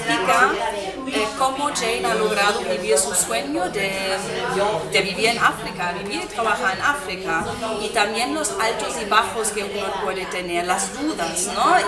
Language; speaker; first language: Spanish; non-native, fluent; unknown